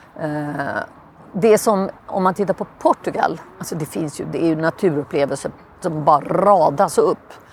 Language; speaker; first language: Swedish; native; Swedish